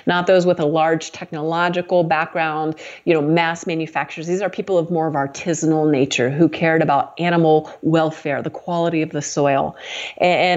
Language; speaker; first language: English; native; English